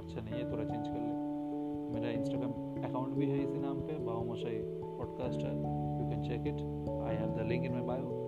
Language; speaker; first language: Hindi; non-native, local second language; Bangla